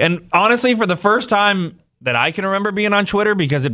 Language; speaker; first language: English; native; English